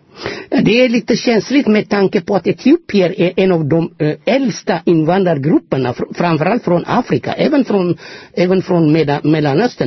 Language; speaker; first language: Swedish; non-native, fluent; Amharic